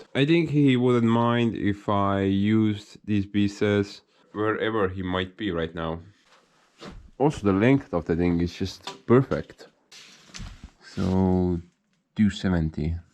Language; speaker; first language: English; non-native, fluent; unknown